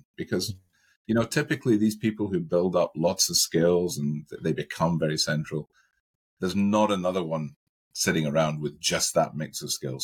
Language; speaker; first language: English; native; English